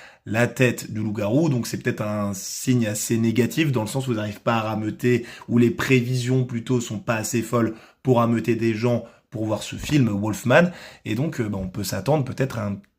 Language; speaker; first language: French; native; French